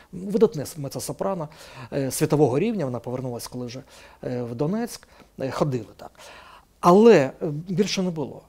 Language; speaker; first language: Ukrainian; native; Ukrainian